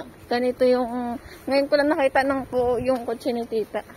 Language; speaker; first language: Filipino; native; Filipino